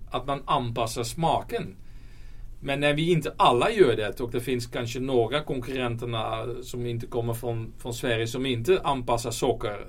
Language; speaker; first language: Swedish; non-native, fluent; Dutch